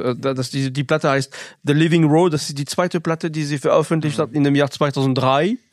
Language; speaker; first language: German; non-native, fluent; French